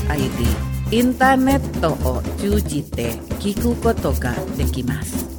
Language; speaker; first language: Japanese; non-native, fluent; Indonesian